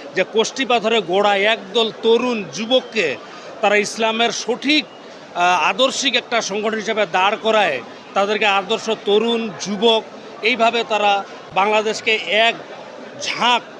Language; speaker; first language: Bangla; native; Bangla